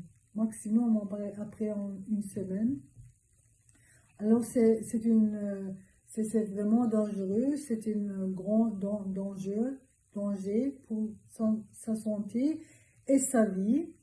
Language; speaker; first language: French; non-native, learner; Turkish